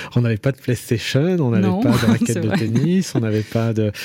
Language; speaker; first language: French; native; French